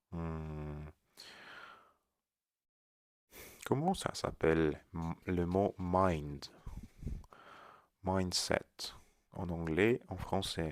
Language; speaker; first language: French; non-native, learner; Russian